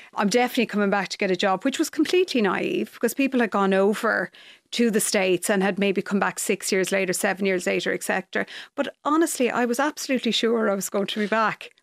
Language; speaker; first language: English; native; English